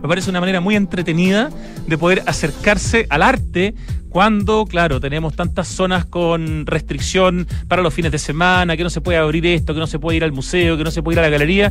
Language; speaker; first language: Spanish; native; Spanish